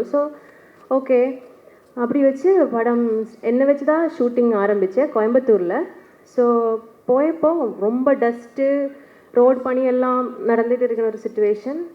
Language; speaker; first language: Tamil; non-native, learner; Malayalam